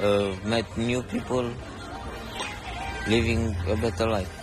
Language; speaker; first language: English; non-native, learner; Romanian